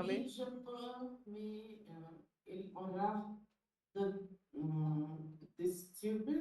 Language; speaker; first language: French; non-native, learner; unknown